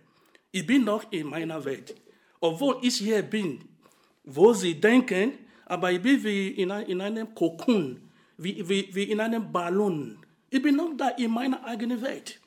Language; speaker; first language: German; non-native, fluent; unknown